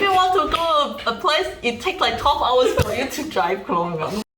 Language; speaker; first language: English; non-native, fluent; Chinese